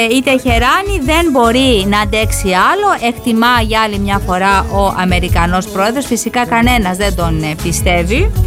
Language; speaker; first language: Greek; native; Greek